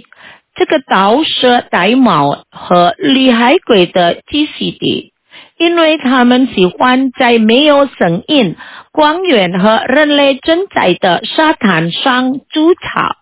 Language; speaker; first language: Chinese; non-native, fluent; Indonesian